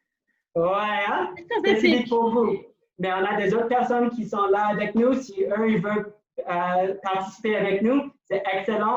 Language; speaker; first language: French; non-native, local second language; English